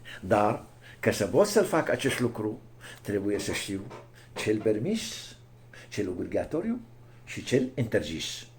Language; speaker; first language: Romanian; non-native, fluent; Arabic